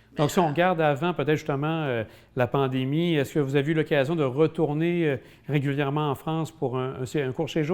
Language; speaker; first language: French; native; French